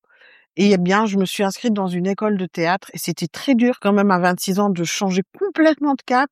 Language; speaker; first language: French; non-native, local second language; Arabic